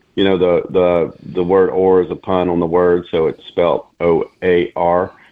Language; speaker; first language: English; native; English